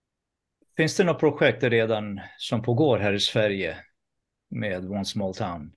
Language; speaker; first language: Swedish; non-native, fluent; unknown